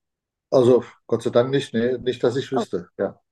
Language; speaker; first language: German; non-native, fluent; Turkish